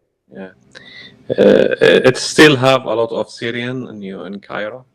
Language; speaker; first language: English; non-native, learner; Arabic